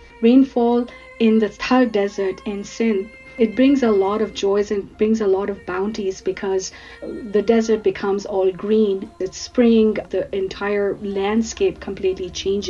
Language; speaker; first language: English; non-native, local second language; Urdu